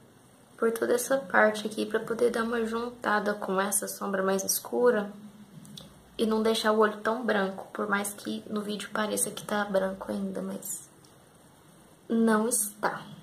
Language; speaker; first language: Portuguese; native; Portuguese